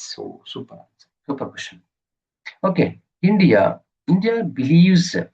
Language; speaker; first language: English; non-native, local second language; Kannada